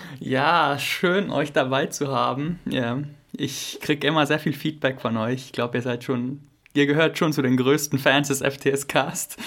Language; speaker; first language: German; native; German